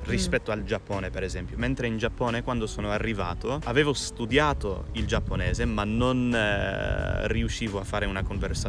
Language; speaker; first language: Italian; non-native, fluent; English